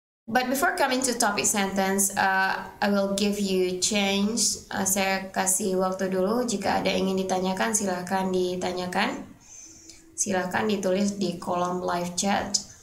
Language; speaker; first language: English; non-native, fluent; Indonesian